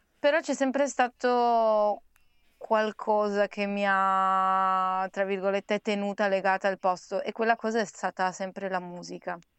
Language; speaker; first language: Italian; native; Italian